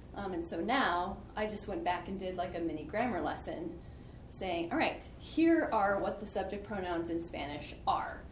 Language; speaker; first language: English; native; English